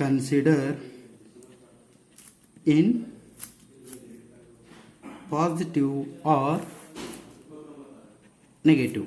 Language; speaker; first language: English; non-native, local second language; Kannada